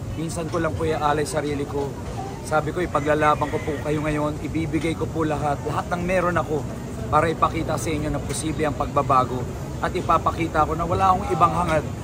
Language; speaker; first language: Filipino; native; Filipino